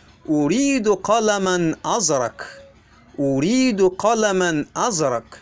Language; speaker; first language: Arabic; non-native, fluent; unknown